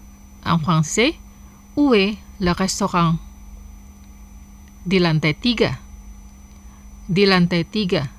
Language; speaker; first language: French; non-native, fluent; Indonesian